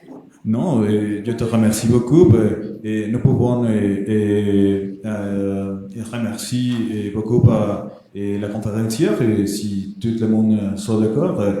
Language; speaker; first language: French; non-native, fluent; Spanish